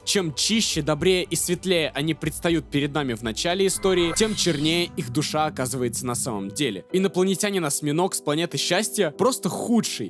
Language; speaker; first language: Russian; native; Russian